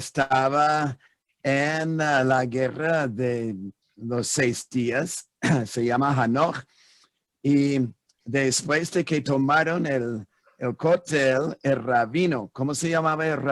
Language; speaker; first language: Spanish; non-native, fluent; English